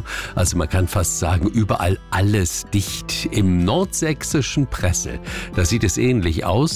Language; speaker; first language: German; native; German